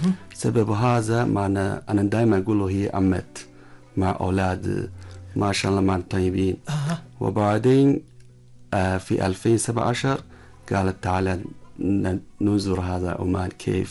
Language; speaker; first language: Arabic; non-native, learner; Chinese